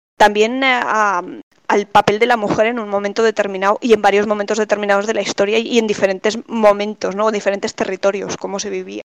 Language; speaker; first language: Spanish; native; Spanish